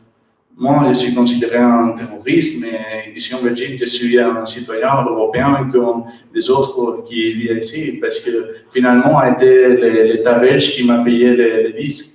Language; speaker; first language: French; non-native, learner; Catalan